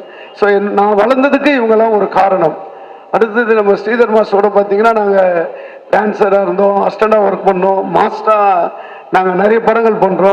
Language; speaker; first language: Tamil; native; Tamil